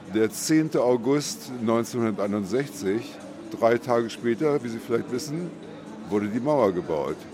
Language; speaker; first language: German; native; German